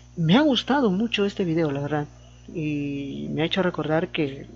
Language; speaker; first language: Spanish; native; Spanish